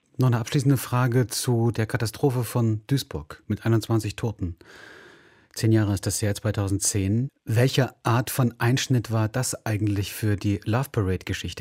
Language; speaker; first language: German; native; German